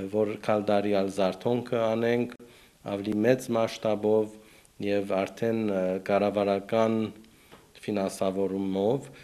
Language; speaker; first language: Armenian; early bilingual, heritage; Armenian